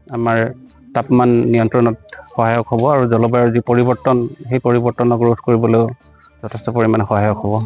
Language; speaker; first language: Assamese; native; Assamese